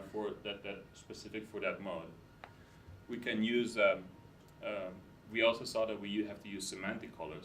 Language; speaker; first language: English; non-native, fluent; Dutch